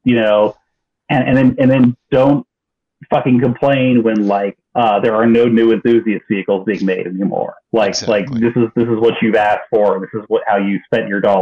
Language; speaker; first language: English; native; English